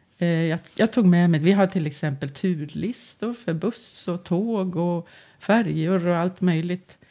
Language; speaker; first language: Swedish; native; Swedish